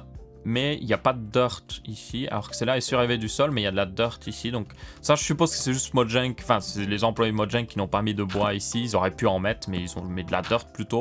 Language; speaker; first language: French; native; French